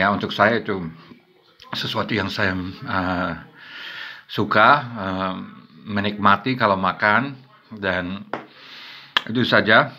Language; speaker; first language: Indonesian; non-native, fluent; English